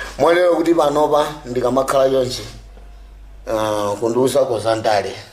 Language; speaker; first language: Nyanja; native; Nyanja